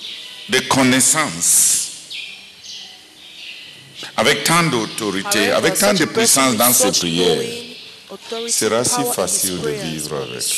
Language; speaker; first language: French; non-native, local second language; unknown